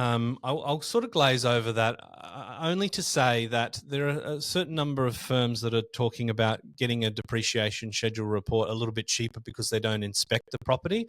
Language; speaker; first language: English; native; English